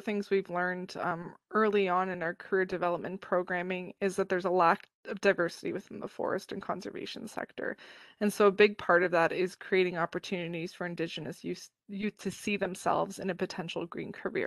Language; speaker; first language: English; native; English